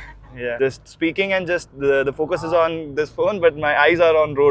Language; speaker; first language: English; non-native, local second language; Hindi